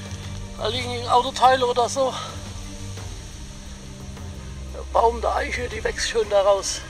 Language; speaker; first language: German; native; German